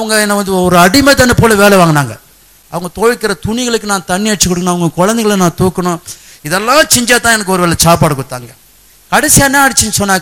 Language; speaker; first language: Tamil; native; Tamil